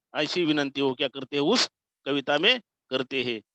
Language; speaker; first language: Hindi; non-native, local second language; Marathi